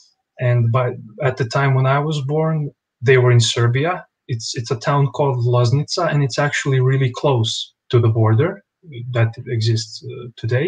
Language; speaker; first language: English; non-native, fluent; Bosnian